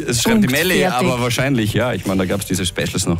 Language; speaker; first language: German; native; German